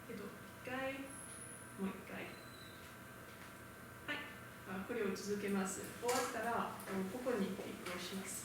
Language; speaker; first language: Japanese; non-native, learner; French